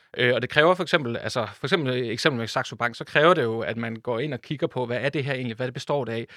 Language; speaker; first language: Danish; native; Danish